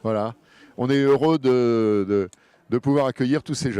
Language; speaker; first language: French; native; French